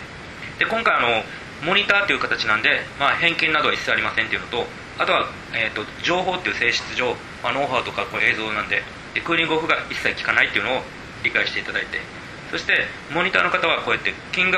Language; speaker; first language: Japanese; native; Japanese